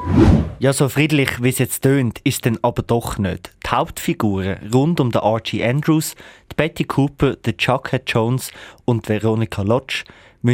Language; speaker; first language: German; native; German